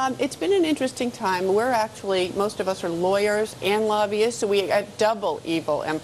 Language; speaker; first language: English; native; English